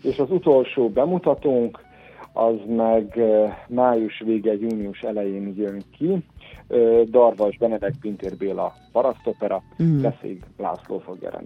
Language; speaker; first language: Hungarian; native; Hungarian